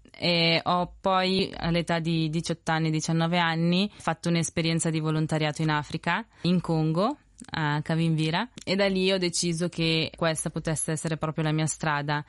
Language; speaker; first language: Italian; early bilingual, other home language; Spanish